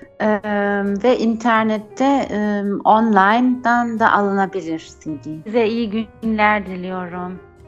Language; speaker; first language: Turkish; early bilingual, heritage; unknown